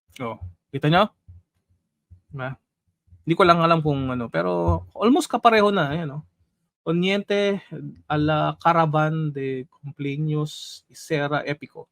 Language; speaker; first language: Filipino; native; Filipino